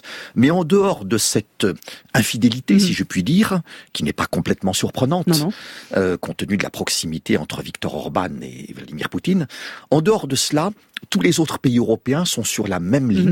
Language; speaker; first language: French; native; French